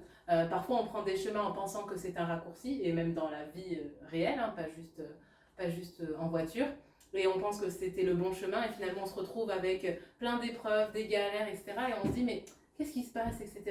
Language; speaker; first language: French; native; French